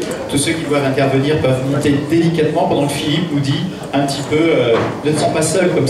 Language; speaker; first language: French; native; French